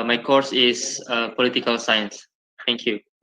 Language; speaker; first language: English; non-native, fluent; Indonesian